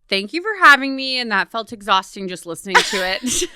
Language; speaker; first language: English; native; English